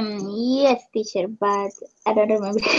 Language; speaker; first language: English; non-native, learner; Spanish